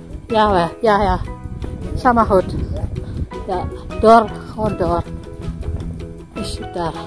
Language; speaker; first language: Dutch; non-native, learner; Indonesian